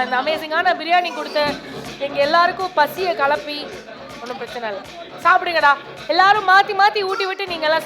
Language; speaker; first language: Tamil; native; Tamil